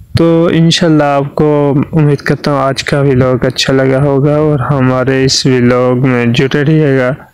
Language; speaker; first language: Urdu; non-native, local second language; Punjabi